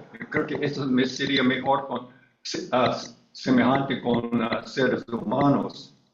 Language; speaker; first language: Spanish; non-native, learner; English